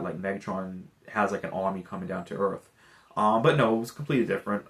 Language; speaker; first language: English; native; English